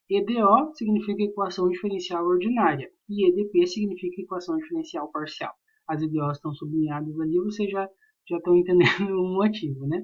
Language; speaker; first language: Portuguese; native; Portuguese